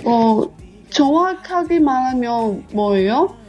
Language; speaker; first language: Korean; non-native, learner; Chinese